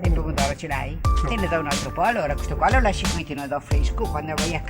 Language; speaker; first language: Italian; native; Italian